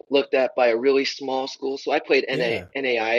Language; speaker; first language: English; native; English